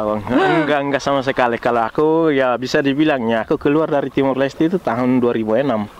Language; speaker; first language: Indonesian; non-native, local second language; Tetum